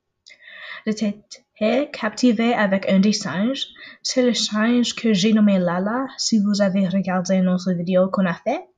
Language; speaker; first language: French; non-native, local second language; English